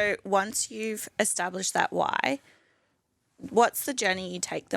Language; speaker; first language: English; native; English